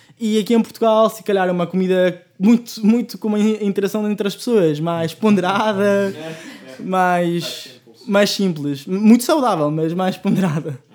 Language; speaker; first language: Portuguese; early bilingual, other home language; Spanish